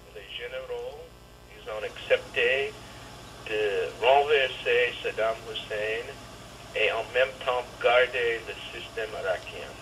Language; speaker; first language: French; non-native, learner; English